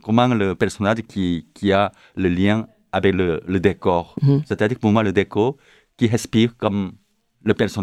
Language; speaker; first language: French; non-native, learner; Korean